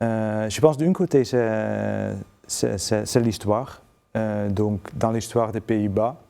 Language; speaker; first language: French; non-native, fluent; Dutch